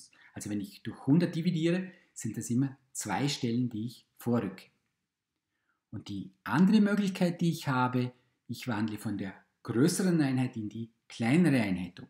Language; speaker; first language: German; native; German